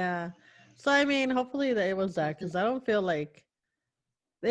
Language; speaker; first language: English; early bilingual, other home language; Spanish